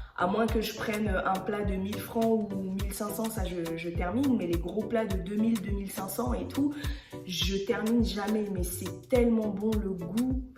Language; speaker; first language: French; early bilingual, other home language; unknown